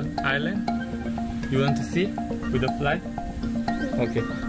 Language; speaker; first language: English; non-native, learner; Korean